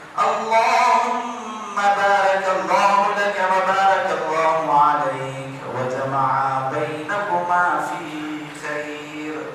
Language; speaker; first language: Urdu; native; Urdu